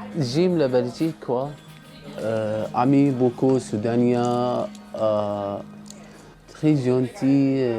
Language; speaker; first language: French; non-native, learner; Arabic